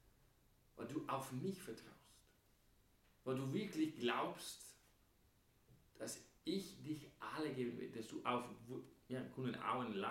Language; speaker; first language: German; non-native, fluent; English